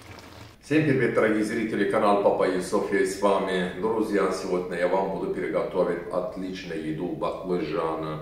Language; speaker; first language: Russian; non-native, learner; Turkish